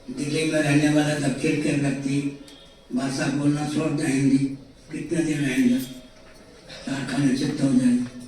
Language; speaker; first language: Hindi; non-native, local second language; Maithili